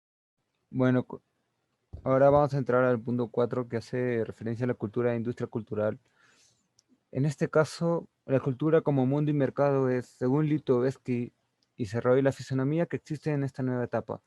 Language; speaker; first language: Spanish; native; Spanish